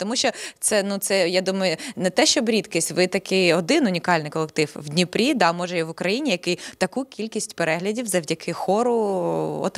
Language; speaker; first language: Ukrainian; native; Ukrainian